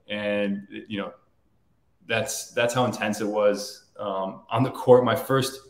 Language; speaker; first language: English; native; English